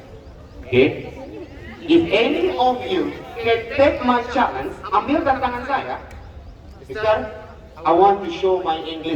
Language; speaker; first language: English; non-native, learner; Indonesian